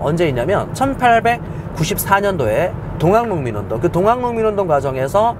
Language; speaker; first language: Korean; native; Korean